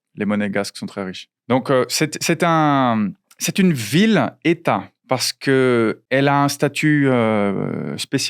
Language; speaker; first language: French; non-native, fluent; Portuguese